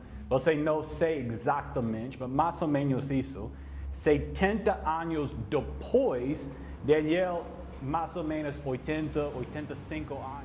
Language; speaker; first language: Portuguese; non-native, learner; English